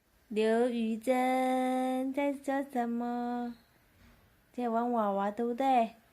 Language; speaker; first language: Chinese; non-native, fluent; Indonesian